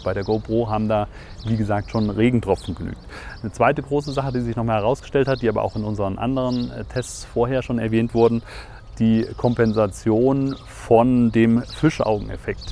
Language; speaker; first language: German; native; German